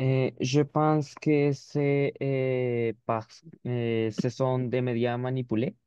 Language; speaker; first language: French; non-native, learner; Spanish